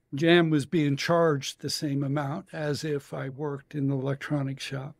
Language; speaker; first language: English; native; English